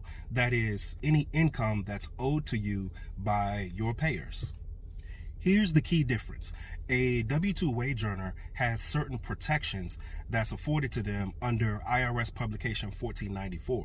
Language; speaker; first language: English; native; English